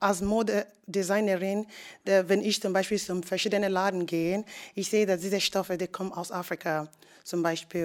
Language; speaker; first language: German; non-native, learner; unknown